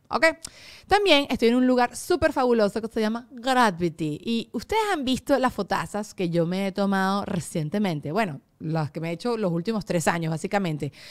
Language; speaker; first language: Spanish; native; Spanish